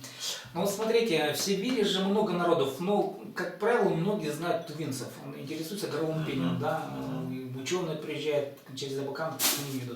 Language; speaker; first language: Russian; native; Russian